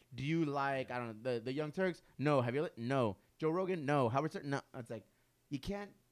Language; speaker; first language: English; early bilingual, other home language; Spanish